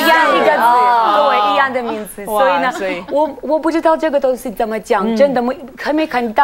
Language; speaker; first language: Chinese; non-native, learner; Russian